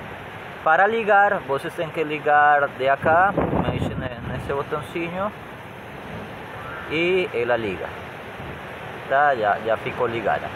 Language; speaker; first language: Portuguese; non-native, learner; Spanish